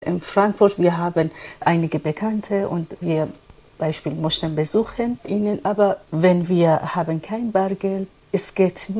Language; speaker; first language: German; non-native, learner; Persian